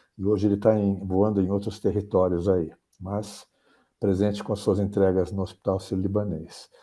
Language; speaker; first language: Portuguese; native; Portuguese